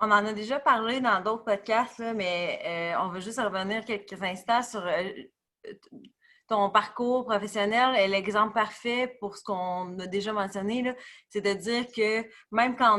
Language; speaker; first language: French; native; French